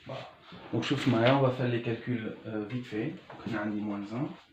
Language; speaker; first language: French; non-native, local second language; Arabic